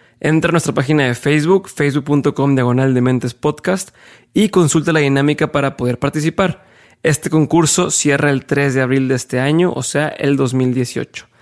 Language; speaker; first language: Spanish; native; Spanish